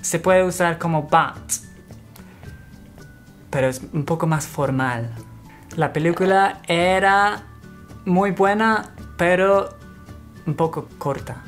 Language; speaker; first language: Spanish; non-native, fluent; English